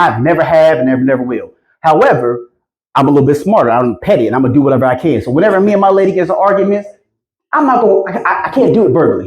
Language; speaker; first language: English; native; English